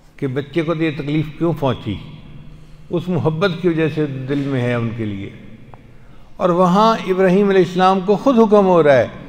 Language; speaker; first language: Urdu; non-native, local second language; Punjabi